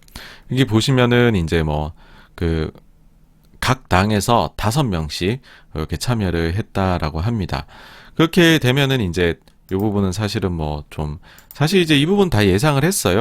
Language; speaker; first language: Korean; native; Korean